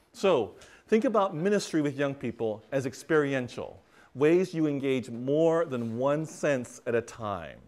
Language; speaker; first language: English; native; English